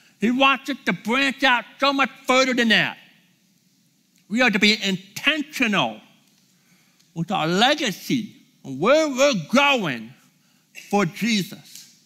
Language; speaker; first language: English; native; English